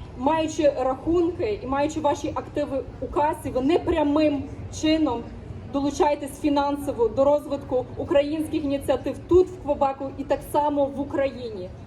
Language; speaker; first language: Ukrainian; native; Ukrainian